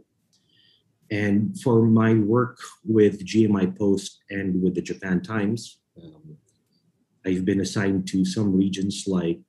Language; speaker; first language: English; non-native, local second language; Filipino